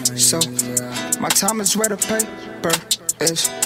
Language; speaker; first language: English; non-native, local second language; Swati